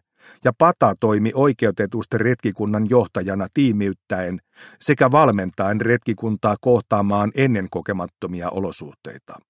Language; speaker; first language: Finnish; native; Finnish